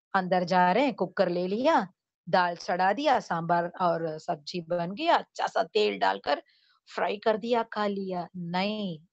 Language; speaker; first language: Hindi; non-native, local second language; Tamil